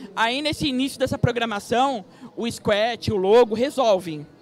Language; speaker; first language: Portuguese; native; Portuguese